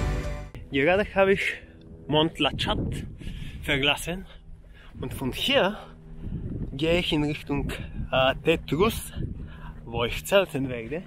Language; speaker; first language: German; non-native, fluent; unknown